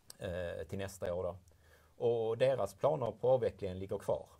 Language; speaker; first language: Swedish; native; Swedish